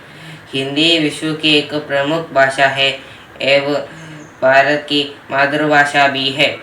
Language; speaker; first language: Hindi; non-native, local second language; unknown